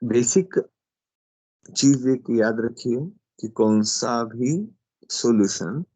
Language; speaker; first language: Hindi; non-native, local second language; Marathi